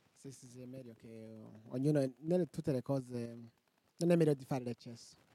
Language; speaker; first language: Italian; non-native, local second language; Rundi